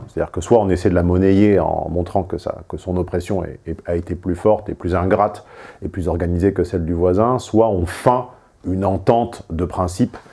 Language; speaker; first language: French; native; French